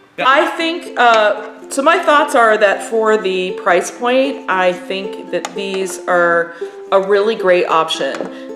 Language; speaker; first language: English; native; English